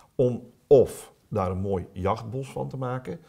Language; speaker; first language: Dutch; native; Dutch